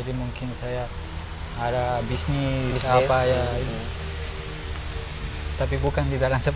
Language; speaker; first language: Indonesian; non-native, learner; Spanish